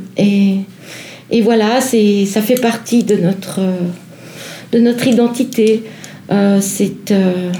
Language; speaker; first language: French; native; French